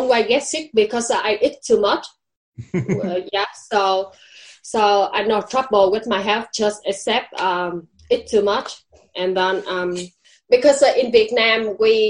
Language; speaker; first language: English; non-native, learner; Vietnamese